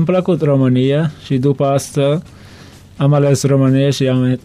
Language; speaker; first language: Romanian; non-native, learner; Turkmen